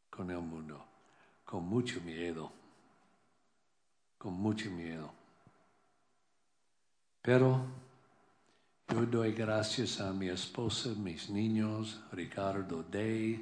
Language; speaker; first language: Spanish; non-native, learner; English